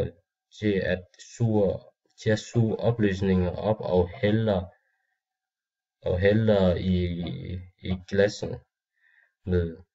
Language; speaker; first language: Danish; non-native, learner; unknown